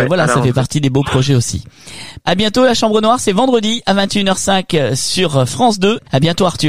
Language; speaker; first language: French; native; French